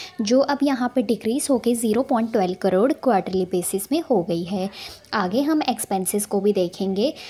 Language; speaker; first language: Hindi; native; Hindi